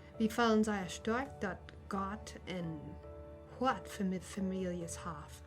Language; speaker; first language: German; non-native, learner; Plautdietsch